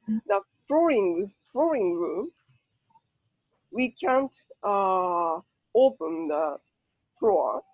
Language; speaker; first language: English; non-native, learner; Japanese